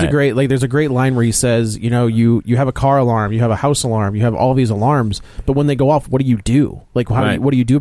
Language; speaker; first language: English; native; English